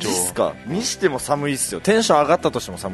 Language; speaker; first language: Japanese; native; Japanese